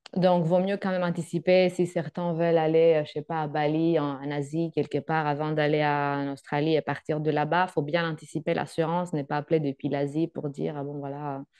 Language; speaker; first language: French; non-native, fluent; Greek